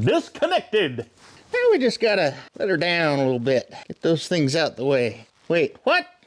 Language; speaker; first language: English; native; English